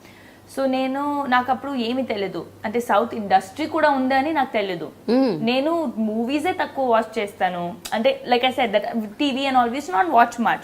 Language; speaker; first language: Telugu; non-native, local second language; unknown